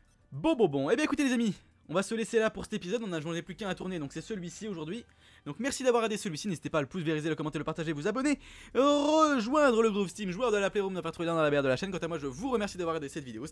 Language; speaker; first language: French; native; French